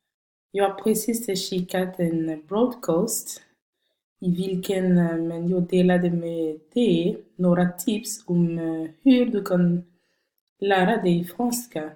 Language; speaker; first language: Swedish; non-native, fluent; French